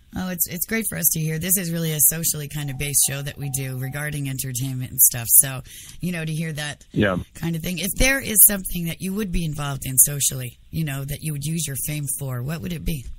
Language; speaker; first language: English; native; English